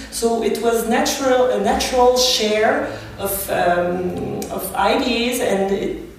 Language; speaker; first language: English; non-native, fluent; French